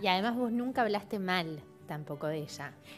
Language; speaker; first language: Spanish; native; Spanish